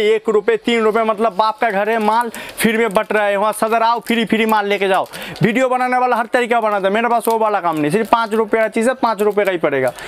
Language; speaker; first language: Hindi; non-native, local second language; Bangla